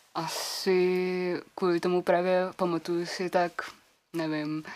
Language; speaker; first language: Czech; non-native, fluent; Kazakh